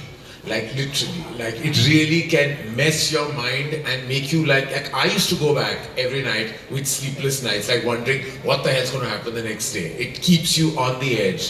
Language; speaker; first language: English; non-native, local second language; Hindi